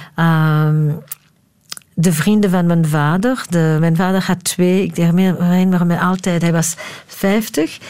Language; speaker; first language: Dutch; native; Dutch